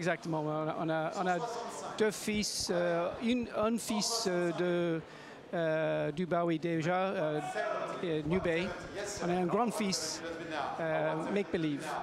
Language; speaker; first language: French; non-native, learner; English